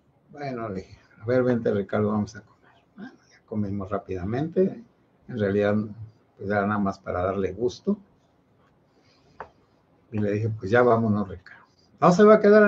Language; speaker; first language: Spanish; native; Spanish